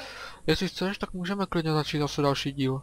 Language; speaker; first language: Czech; native; Czech